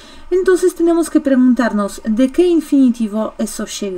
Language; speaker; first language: Spanish; non-native, fluent; Polish